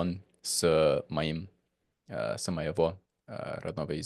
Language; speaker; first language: Russian; non-native, fluent; English